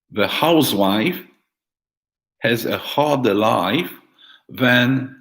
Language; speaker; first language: English; non-native, fluent; Polish